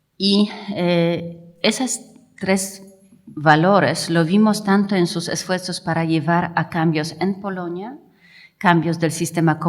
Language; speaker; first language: Spanish; non-native, fluent; Polish